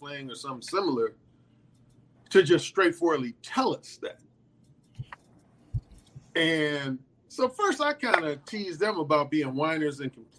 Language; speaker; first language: English; native; English